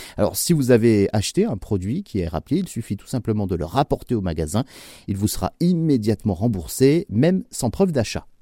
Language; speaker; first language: French; native; French